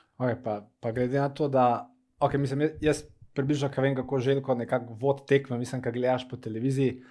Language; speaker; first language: Slovenian; native; Slovenian